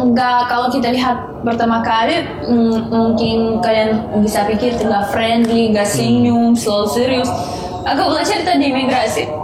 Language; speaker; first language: Indonesian; non-native, learner; Russian